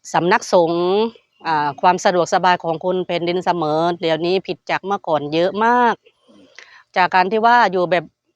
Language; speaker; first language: Thai; native; Thai